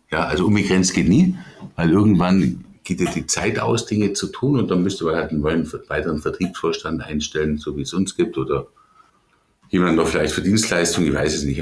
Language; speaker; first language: German; native; German